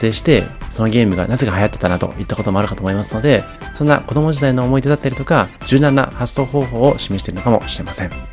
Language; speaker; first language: Japanese; native; Japanese